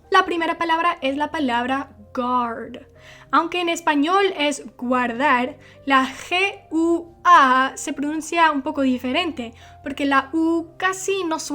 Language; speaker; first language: Spanish; non-native, fluent; English